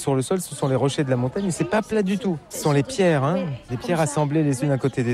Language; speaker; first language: French; native; French